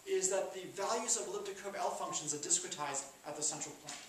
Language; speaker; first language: English; native; English